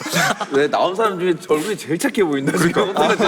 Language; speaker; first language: Korean; native; Korean